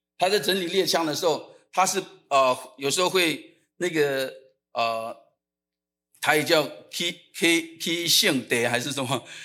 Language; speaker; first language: Chinese; non-native, local second language; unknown